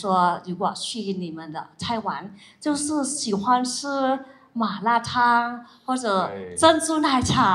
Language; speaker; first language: Chinese; non-native, fluent; Thai